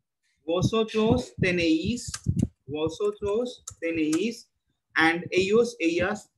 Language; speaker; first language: Spanish; non-native, learner; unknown